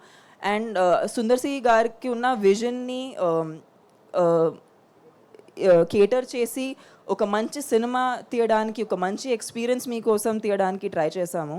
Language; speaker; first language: Telugu; non-native, fluent; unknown